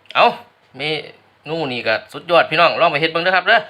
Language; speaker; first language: Thai; non-native, local second language; Northeastern Thai